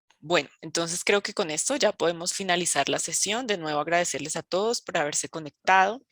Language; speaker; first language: Spanish; native; Spanish